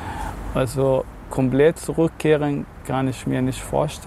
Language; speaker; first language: German; non-native, fluent; Arabic